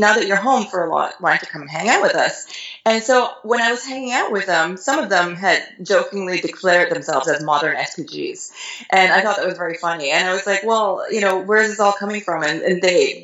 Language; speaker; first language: English; native; English